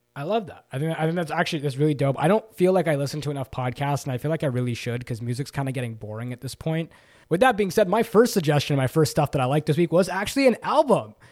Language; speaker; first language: English; native; English